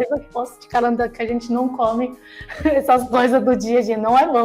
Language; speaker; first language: Portuguese; non-native, fluent; Chinese